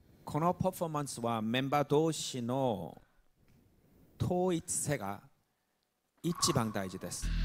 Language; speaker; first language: Japanese; non-native, learner; Korean